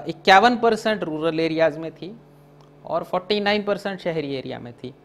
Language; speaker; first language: Hindi; non-native, local second language; Gujarati